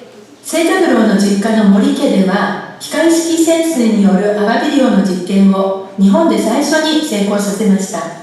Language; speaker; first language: Japanese; native; Japanese